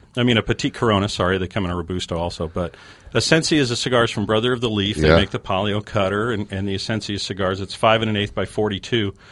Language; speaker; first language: English; native; English